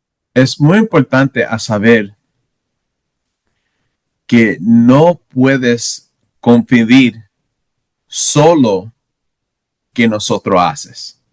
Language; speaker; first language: Spanish; non-native, learner; English